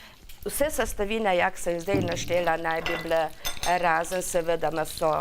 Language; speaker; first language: Slovenian; native; Slovenian